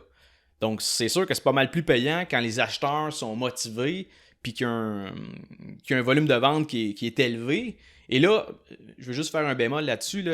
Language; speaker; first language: French; native; French